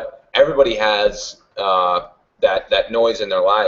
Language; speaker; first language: English; native; English